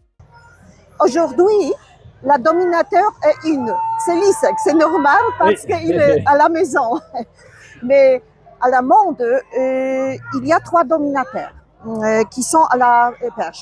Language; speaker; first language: French; non-native, learner; Polish